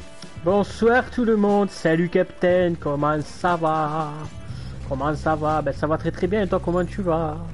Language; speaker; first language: French; native; French